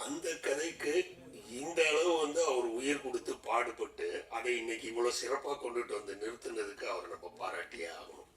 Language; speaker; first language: Tamil; native; Tamil